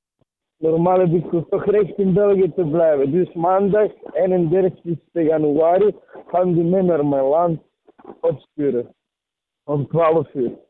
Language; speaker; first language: Dutch; non-native, fluent; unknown